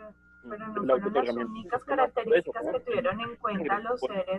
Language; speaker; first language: Spanish; native; Spanish